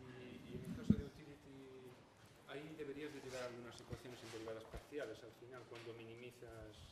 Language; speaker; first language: Spanish; native; Spanish